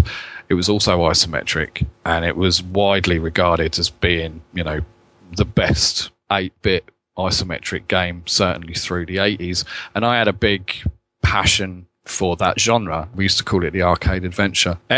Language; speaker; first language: English; native; English